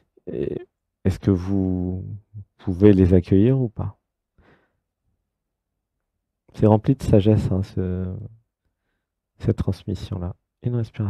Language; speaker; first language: French; native; French